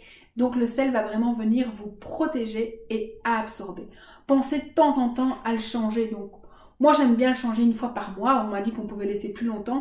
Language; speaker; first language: French; native; French